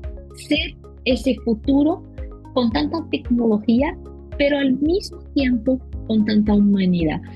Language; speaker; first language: Spanish; non-native, fluent; Portuguese